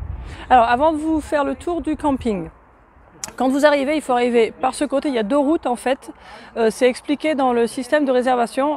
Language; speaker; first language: French; native; French